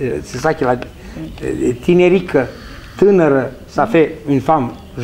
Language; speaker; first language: French; non-native, fluent; Romanian